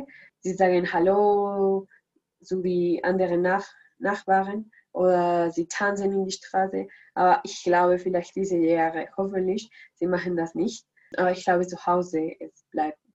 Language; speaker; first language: German; non-native, learner; Spanish